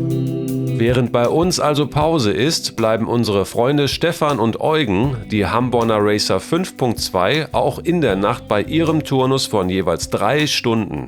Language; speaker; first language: German; native; German